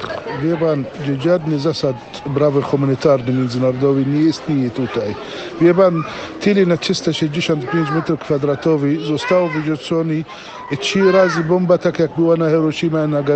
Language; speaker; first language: Polish; non-native, fluent; Arabic